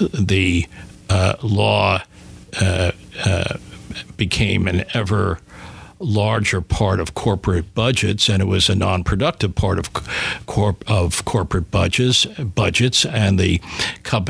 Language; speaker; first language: English; native; English